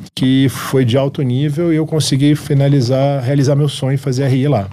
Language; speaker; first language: Portuguese; early bilingual, other home language; Arabic